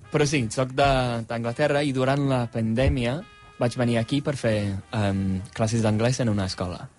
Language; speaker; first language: Catalan; non-native, fluent; English